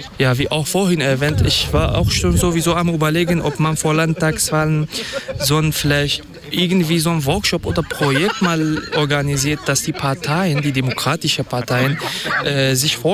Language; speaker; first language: German; non-native, fluent; Kurdish